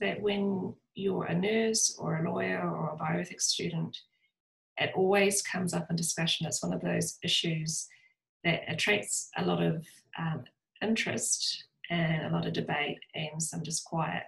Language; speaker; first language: English; native; English